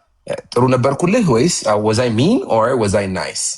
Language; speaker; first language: English; non-native, fluent; Amharic